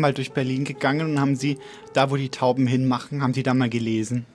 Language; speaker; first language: German; native; German